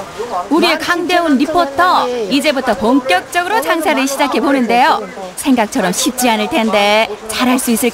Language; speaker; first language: Korean; native; Korean